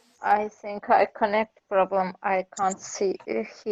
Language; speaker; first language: English; non-native, learner; Russian